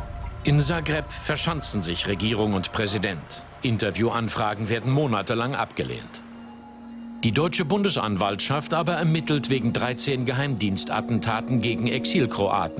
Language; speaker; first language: German; native; German